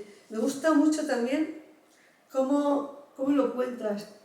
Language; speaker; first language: Spanish; native; Spanish